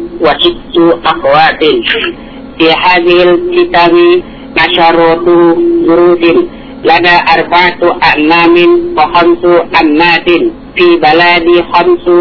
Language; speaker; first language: Arabic; non-native, learner; Indonesian